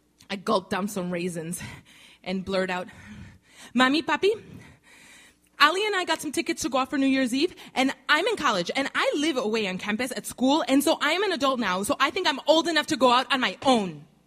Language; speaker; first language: English; early bilingual, other home language; Spanish